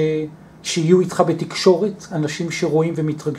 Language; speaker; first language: Hebrew; native; Hebrew